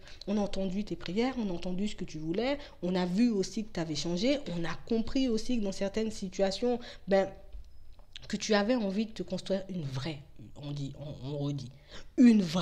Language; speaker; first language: French; native; French